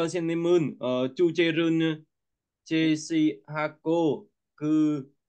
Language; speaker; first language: Korean; non-native, learner; Vietnamese